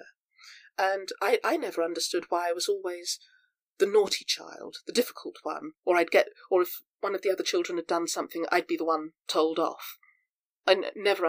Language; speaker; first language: English; native; English